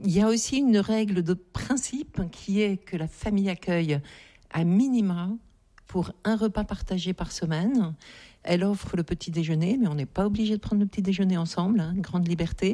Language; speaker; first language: French; native; French